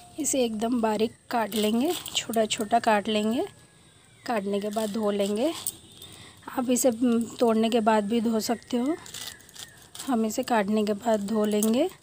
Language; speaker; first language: Hindi; non-native, local second language; Bangla